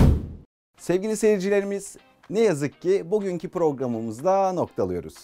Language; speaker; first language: Turkish; native; Turkish